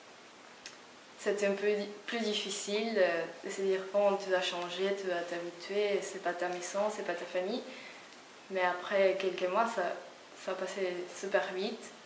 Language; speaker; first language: French; non-native, fluent; Spanish